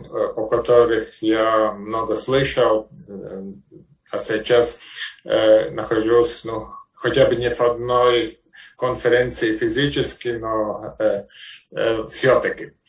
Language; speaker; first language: Russian; non-native, fluent; Latvian